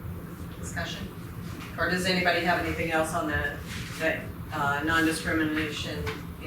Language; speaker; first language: English; native; English